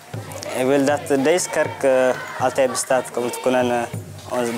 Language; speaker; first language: Dutch; non-native, learner; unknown